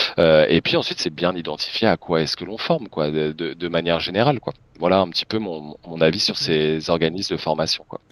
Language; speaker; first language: French; native; French